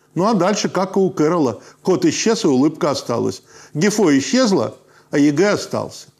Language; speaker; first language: Russian; native; Russian